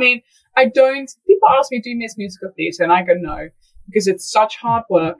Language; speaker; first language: English; non-native, fluent; Dutch